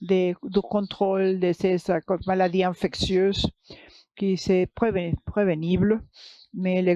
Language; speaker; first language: French; non-native, learner; English